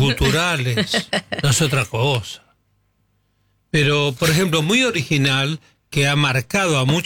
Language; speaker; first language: Spanish; native; Spanish